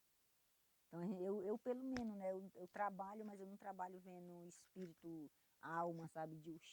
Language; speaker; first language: Portuguese; non-native, local second language; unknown